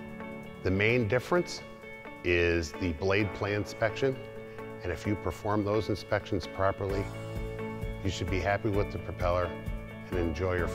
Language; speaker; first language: English; native; English